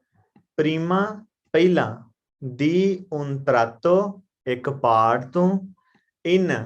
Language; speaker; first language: Italian; non-native, learner; Punjabi